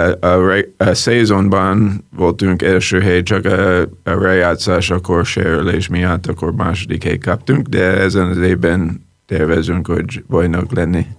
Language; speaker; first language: Hungarian; non-native, learner; English